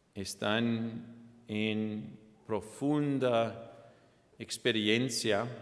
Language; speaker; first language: Spanish; non-native, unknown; English